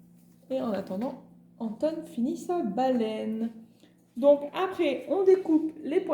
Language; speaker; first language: French; native; French